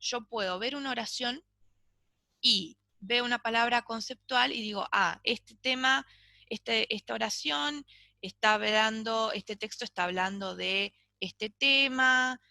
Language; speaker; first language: Spanish; native; Spanish